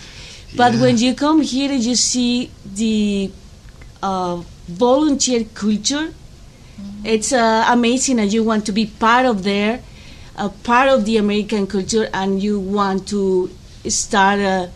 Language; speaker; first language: English; non-native, fluent; Spanish